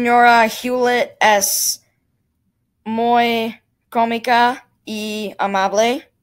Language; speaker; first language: Spanish; non-native, learner; English